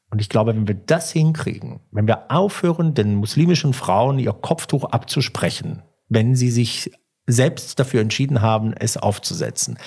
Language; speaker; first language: German; early bilingual, other home language; Italian